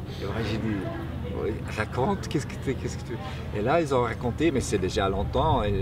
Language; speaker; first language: French; non-native, local second language; Dutch